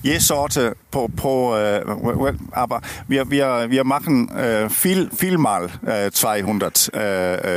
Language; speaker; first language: German; non-native, learner; Danish